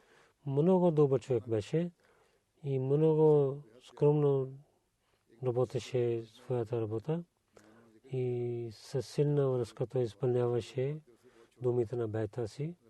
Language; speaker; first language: Bulgarian; non-native, learner; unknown